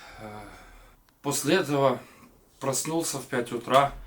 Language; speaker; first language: Russian; native; Russian